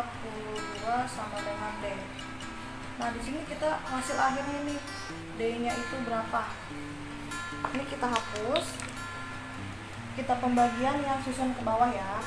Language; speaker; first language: Indonesian; native; Indonesian